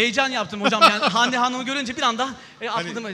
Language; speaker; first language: Turkish; native; Turkish